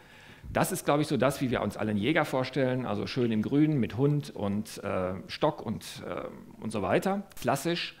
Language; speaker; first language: German; native; German